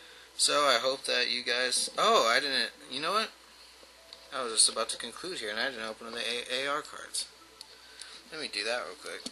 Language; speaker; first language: English; native; English